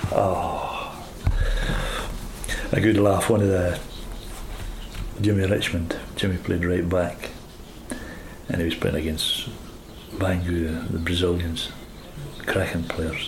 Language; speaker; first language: English; native; English